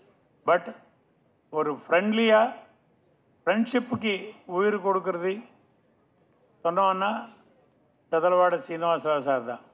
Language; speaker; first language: Tamil; non-native, local second language; Telugu